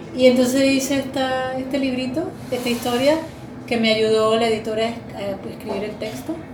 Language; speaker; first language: Spanish; native; Spanish